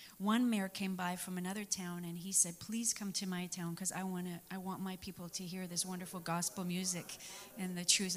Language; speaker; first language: English; early bilingual, other home language; French